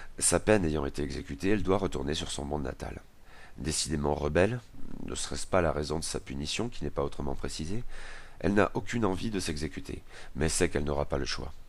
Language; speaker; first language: French; native; French